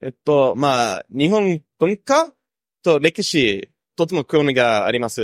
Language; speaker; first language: Japanese; non-native, fluent; English